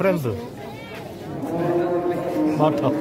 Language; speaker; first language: English; non-native, learner; Korean